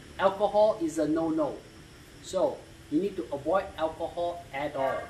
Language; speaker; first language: English; non-native, local second language; Malay